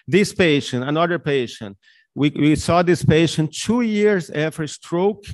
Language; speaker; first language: English; non-native, fluent; Portuguese